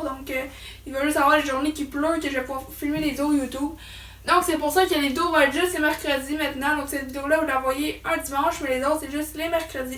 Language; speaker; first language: French; native; French